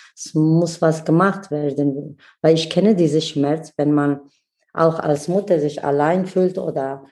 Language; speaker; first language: German; non-native, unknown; Kurdish